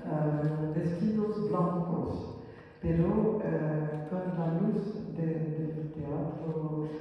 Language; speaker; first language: Spanish; non-native, fluent; French